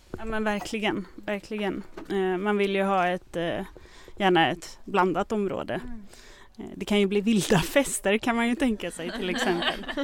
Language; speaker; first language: Swedish; native; Swedish